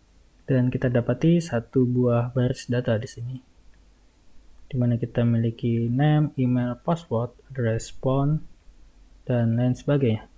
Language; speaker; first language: Indonesian; native; Indonesian